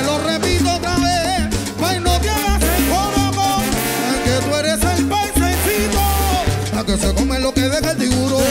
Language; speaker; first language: Spanish; native; Spanish